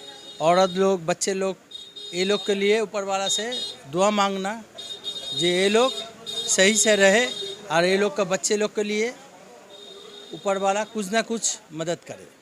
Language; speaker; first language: Hindi; non-native, local second language; Bangla